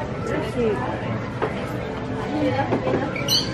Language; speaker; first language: English; native; English